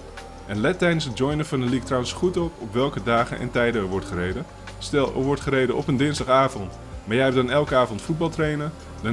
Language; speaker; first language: Dutch; native; Dutch